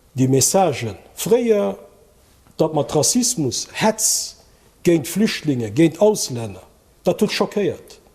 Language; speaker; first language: Luxembourgish; early bilingual, other home language; Kabuverdianu